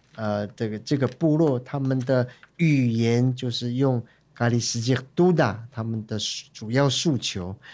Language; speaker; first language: Chinese; non-native, local second language; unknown